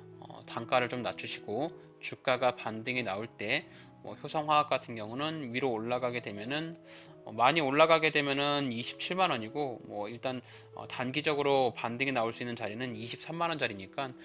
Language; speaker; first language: Korean; native; Korean